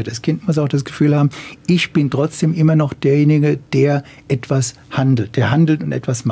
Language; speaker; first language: German; native; German